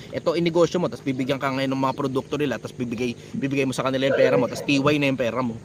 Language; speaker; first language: Filipino; native; Filipino